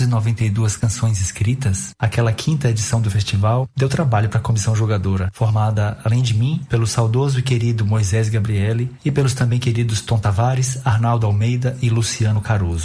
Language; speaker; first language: Portuguese; native; Portuguese